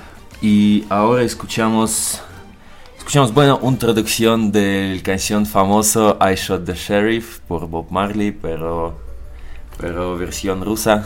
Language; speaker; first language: Spanish; non-native, learner; Russian